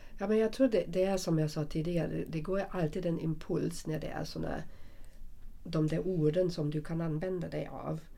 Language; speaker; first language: Swedish; non-native, fluent; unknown